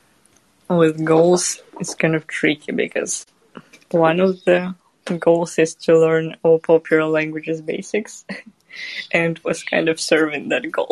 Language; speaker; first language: English; non-native, fluent; Kazakh